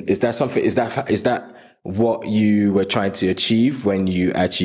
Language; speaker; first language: English; non-native, local second language; Yoruba